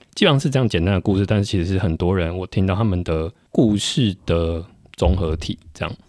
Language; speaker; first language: Chinese; non-native, local second language; Min Nan Chinese